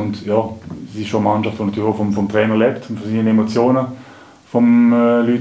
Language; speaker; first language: German; native; German